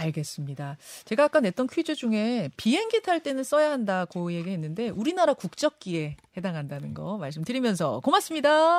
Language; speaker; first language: Korean; native; Korean